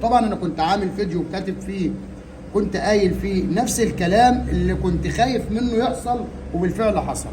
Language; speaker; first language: Arabic; native; Arabic